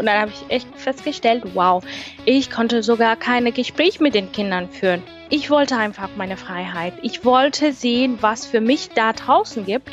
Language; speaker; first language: German; non-native, fluent; Swahili